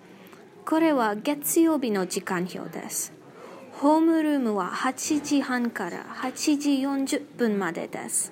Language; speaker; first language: Japanese; non-native, learner; English